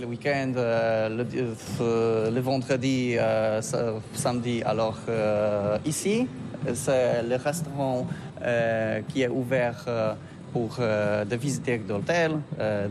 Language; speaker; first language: French; non-native, learner; Polish